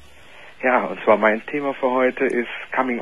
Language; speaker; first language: German; native; German